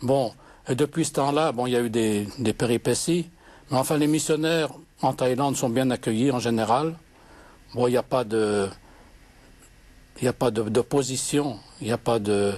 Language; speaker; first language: French; native; French